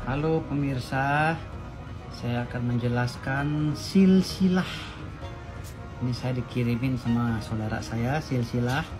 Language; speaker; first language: Indonesian; native; Indonesian